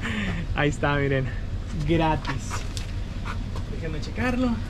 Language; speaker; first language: Spanish; native; Spanish